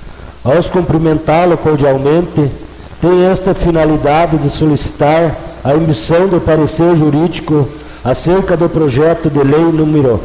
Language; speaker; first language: Portuguese; native; Portuguese